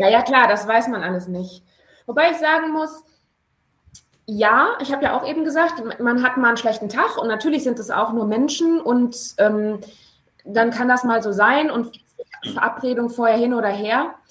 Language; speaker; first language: German; native; German